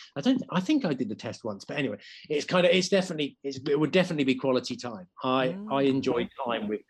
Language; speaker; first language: English; native; English